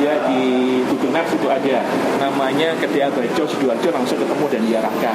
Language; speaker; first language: Indonesian; native; Indonesian